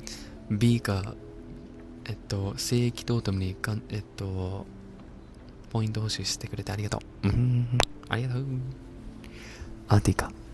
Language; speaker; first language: Japanese; non-native, fluent; English